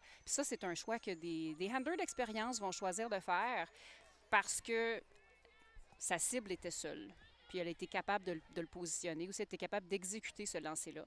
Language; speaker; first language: French; native; French